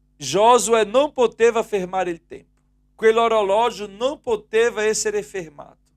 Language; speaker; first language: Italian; non-native, fluent; Portuguese